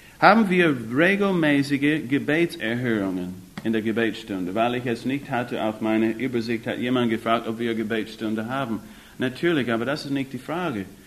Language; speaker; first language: German; non-native, fluent; English